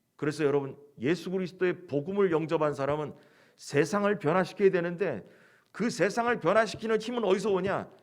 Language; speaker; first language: Korean; native; Korean